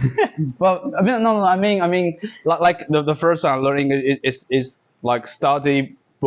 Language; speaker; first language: English; non-native, learner; Chinese